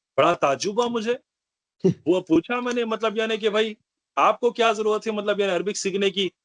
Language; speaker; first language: Urdu; native; Urdu